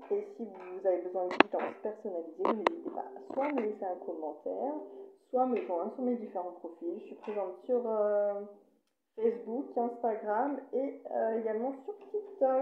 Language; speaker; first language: French; native; French